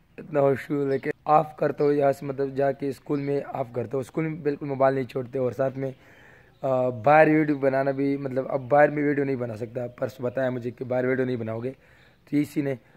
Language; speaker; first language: Urdu; non-native, local second language; Pashto